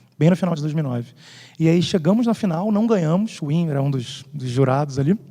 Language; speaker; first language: Portuguese; native; Portuguese